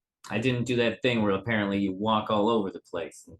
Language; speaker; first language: English; native; English